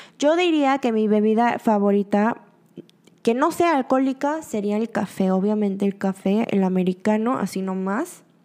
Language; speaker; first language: Spanish; early bilingual, other home language; Korean